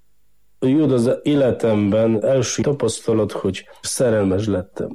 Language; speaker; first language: Hungarian; non-native, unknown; Polish